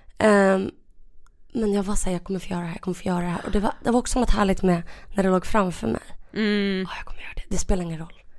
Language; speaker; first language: Swedish; early bilingual, other home language; Russian